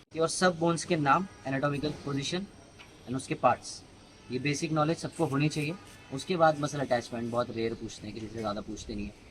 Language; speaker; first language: Hindi; native; Hindi